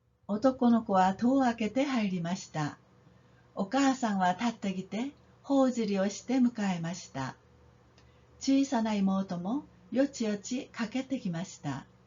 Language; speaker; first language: Japanese; non-native, fluent; Korean